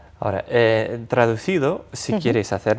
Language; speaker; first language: Spanish; non-native, fluent; English